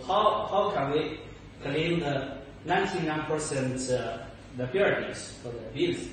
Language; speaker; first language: English; non-native, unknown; Chinese